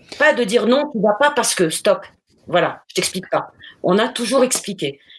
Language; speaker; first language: French; non-native, local second language; Arabic